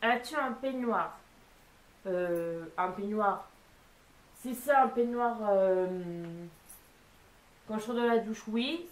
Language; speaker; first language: French; native; French